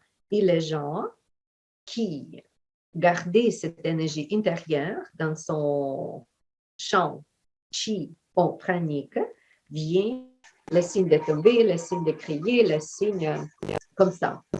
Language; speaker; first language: French; non-native, fluent; Ukrainian